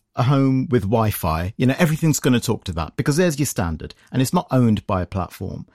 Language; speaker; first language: English; native; English